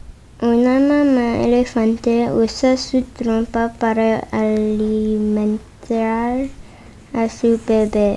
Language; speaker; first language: Spanish; early bilingual, heritage; Spanish